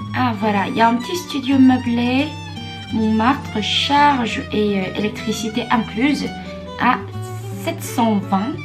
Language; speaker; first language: French; non-native, fluent; Korean